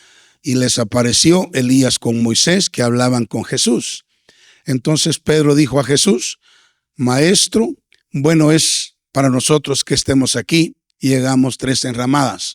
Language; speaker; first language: Spanish; native; Spanish